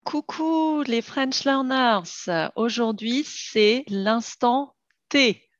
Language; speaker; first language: French; native; French